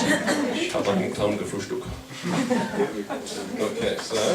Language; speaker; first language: German; non-native, learner; English